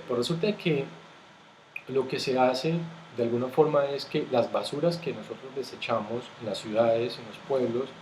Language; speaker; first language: Spanish; native; Spanish